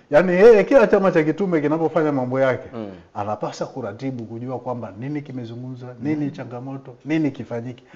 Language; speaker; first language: Swahili; native; Swahili